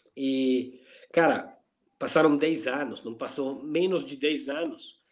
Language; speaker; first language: Portuguese; non-native, fluent; Italian